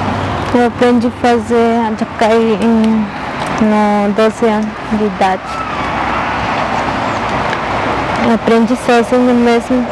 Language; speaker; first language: Portuguese; non-native, local second language; Guarani